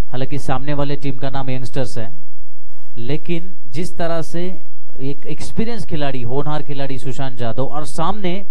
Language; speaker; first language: Hindi; non-native, local second language; Marathi